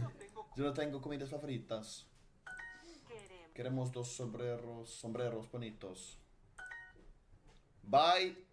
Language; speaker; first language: Spanish; non-native, learner; Dutch